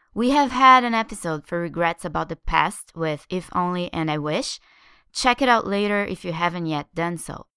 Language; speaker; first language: English; non-native, fluent; Portuguese